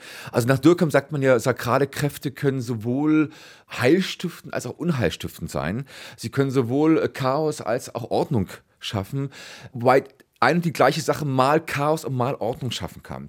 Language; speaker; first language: German; native; German